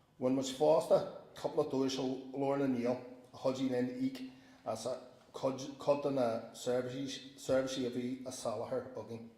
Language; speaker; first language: Irish; non-native, local second language; English